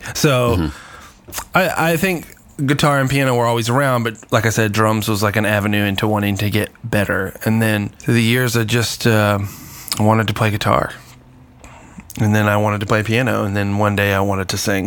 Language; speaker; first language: English; native; English